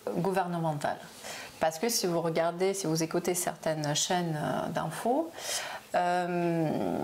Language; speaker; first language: French; non-native, fluent; Russian